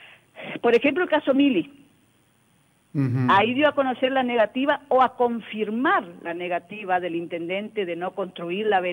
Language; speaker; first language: Spanish; native; Spanish